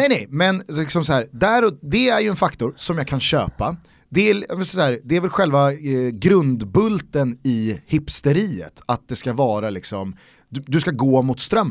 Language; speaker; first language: Swedish; native; Swedish